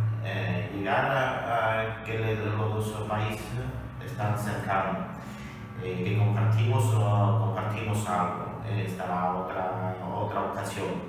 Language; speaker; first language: Spanish; non-native, learner; Italian